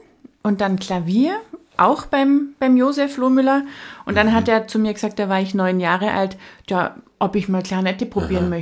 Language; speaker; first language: German; native; German